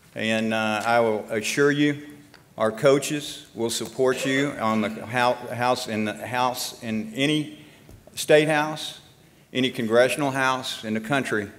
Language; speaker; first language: English; native; English